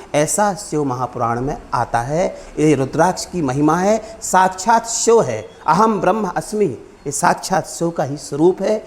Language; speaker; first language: Hindi; native; Hindi